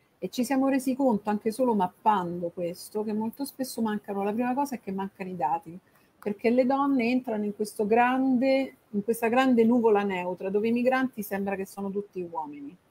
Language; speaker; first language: Italian; native; Italian